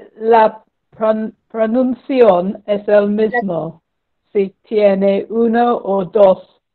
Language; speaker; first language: Spanish; non-native, learner; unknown